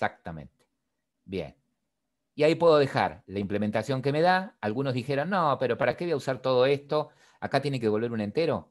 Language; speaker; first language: Spanish; native; Spanish